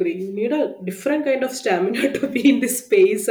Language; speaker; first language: English; non-native, local second language; Malayalam